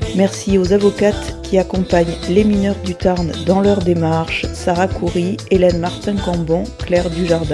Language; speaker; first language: French; native; French